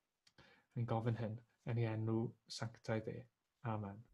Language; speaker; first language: Welsh; native; Welsh